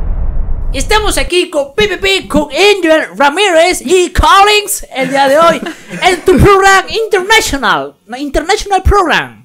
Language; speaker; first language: Spanish; native; Spanish